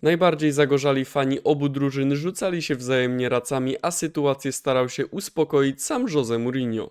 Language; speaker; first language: Polish; native; Polish